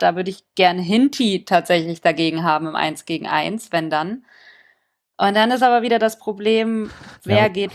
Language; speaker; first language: German; native; German